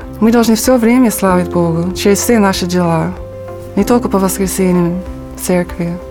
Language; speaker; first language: Russian; non-native, fluent; English